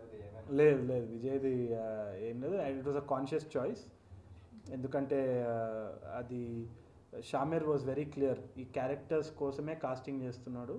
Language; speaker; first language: Telugu; native; Telugu